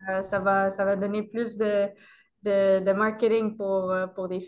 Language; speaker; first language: French; non-native, local second language; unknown